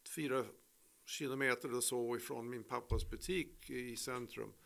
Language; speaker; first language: Swedish; non-native, fluent; English